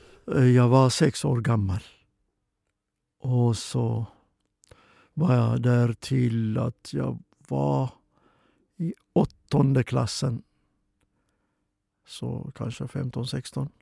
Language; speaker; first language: Swedish; non-native, fluent; Oromo